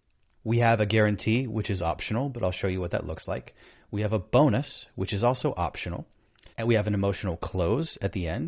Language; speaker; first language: English; native; English